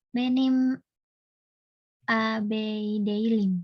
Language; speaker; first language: Turkish; non-native, learner; Indonesian